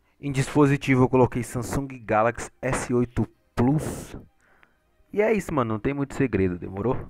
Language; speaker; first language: Portuguese; native; Portuguese